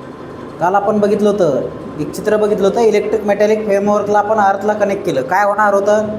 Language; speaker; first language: Marathi; native; Marathi